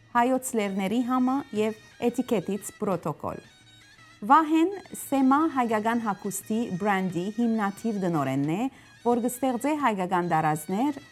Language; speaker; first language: Armenian; early bilingual, heritage; Armenian